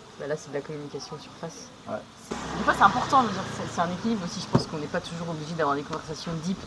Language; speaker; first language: French; native; French